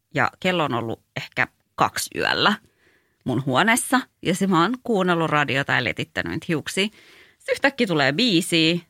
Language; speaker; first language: Finnish; early bilingual, other home language; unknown